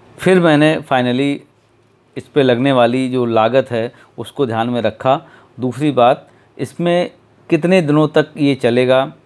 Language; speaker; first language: Hindi; native; Hindi